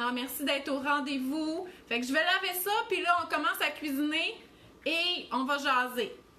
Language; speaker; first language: French; native; French